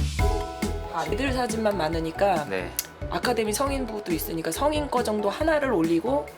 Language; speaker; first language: Korean; native; Korean